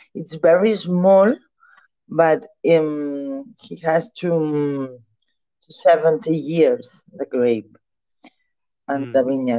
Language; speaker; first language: English; non-native, learner; Catalan